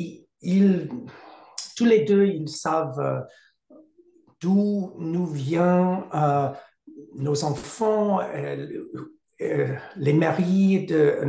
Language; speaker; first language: French; non-native, learner; English